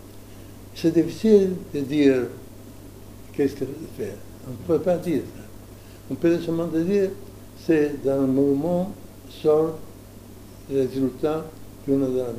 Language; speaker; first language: French; non-native, learner; Italian